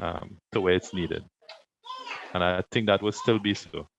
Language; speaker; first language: English; native; English